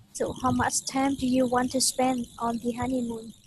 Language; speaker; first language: English; non-native, fluent; Vietnamese